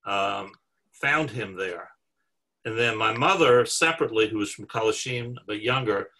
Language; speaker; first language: English; native; English